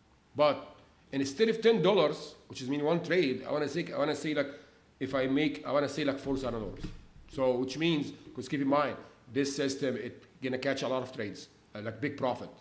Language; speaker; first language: English; non-native, fluent; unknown